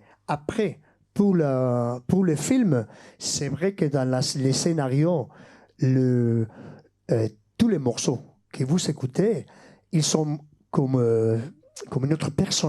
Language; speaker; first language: French; non-native, fluent; Basque